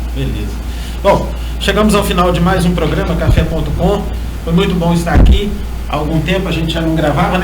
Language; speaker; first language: Portuguese; native; Portuguese